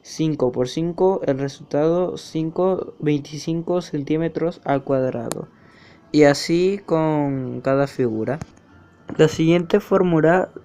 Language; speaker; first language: Spanish; native; Spanish